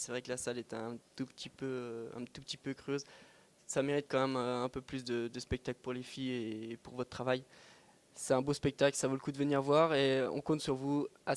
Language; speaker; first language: French; native; French